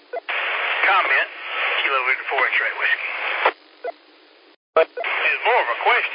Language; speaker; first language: English; native; English